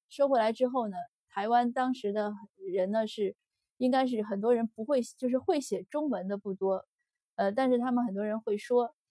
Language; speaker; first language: Chinese; native; Chinese